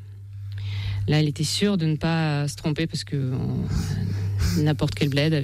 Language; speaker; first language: French; non-native, fluent; Russian